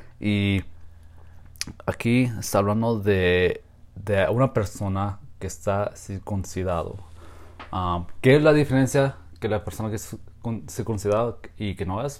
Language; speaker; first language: Spanish; non-native, fluent; English